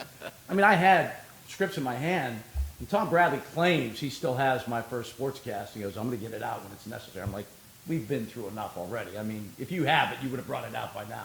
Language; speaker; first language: English; native; English